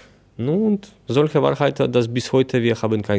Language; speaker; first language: German; non-native, learner; Polish